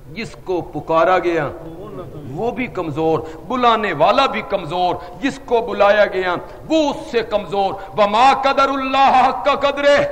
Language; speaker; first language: Urdu; non-native, local second language; Punjabi